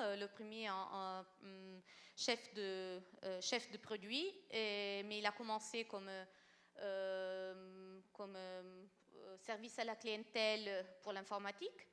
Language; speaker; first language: French; non-native, fluent; Italian